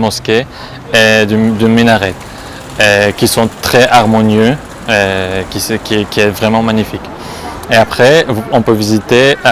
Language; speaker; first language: French; non-native, fluent; Uzbek